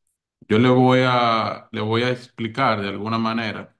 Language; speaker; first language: Spanish; native; Spanish